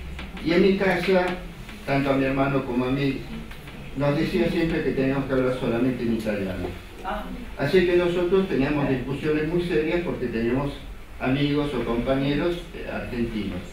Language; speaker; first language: Spanish; early bilingual, other home language; Italian